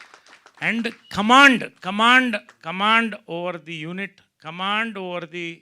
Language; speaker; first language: Telugu; native; Telugu